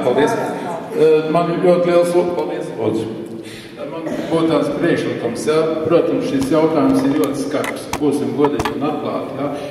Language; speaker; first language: Latvian; native; Latvian